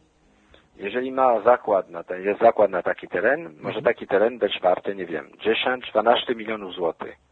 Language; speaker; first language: Polish; non-native, fluent; French